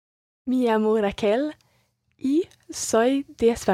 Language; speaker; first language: Spanish; non-native, learner; English